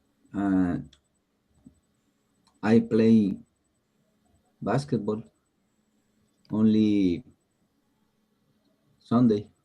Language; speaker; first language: English; non-native, learner; Spanish